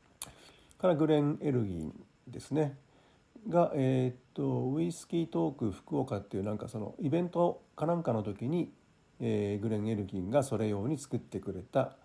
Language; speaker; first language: Japanese; native; Japanese